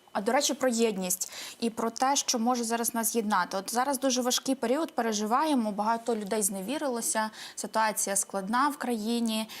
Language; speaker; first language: Ukrainian; native; Ukrainian